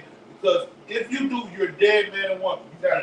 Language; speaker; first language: English; native; English